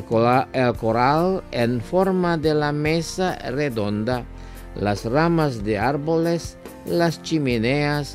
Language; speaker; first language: Spanish; non-native, fluent; Indonesian